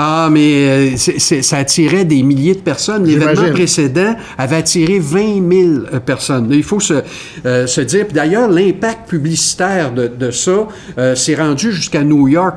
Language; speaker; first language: French; native; French